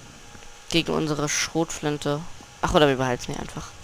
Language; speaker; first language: German; native; German